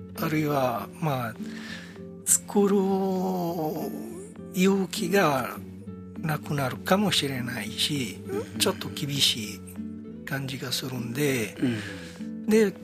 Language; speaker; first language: Japanese; non-native, fluent; Italian